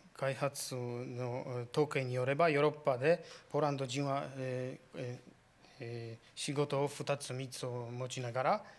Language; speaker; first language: Japanese; non-native, fluent; Polish